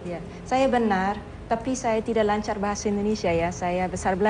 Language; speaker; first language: Indonesian; non-native, learner; Dutch